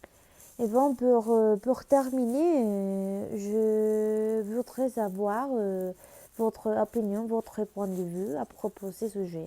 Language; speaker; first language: French; non-native, learner; Spanish